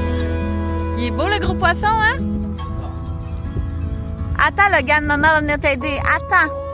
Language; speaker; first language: French; native; French